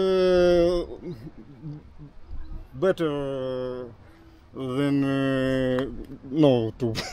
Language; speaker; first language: English; non-native, learner; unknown